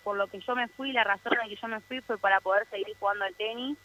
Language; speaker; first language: Spanish; native; Spanish